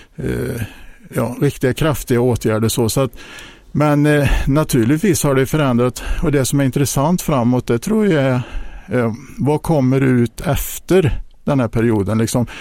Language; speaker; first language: Swedish; native; Swedish